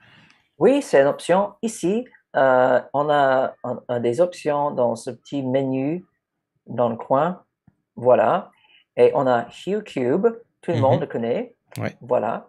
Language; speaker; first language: French; non-native, fluent; English